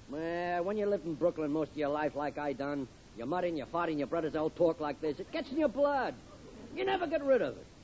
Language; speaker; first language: English; native; English